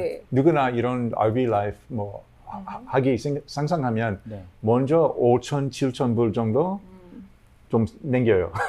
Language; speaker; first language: Korean; non-native, learner; English